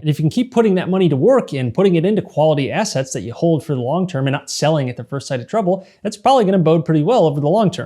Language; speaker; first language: English; native; English